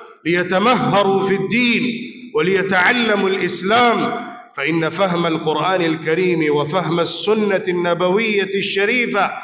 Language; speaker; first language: Arabic; non-native, fluent; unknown